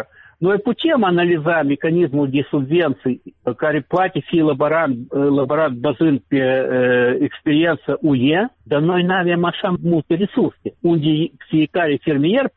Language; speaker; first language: Romanian; non-native, local second language; Russian